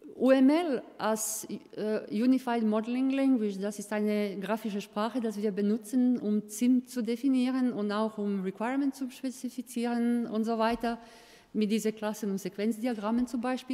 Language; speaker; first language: German; non-native, fluent; Croatian